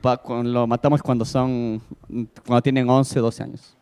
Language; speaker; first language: Spanish; native; Spanish